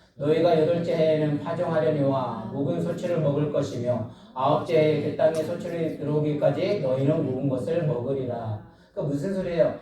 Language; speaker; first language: Korean; native; Korean